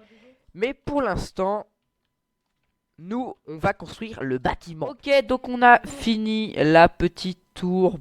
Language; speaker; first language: French; native; French